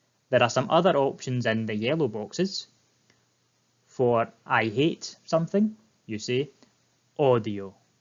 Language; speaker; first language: English; native; English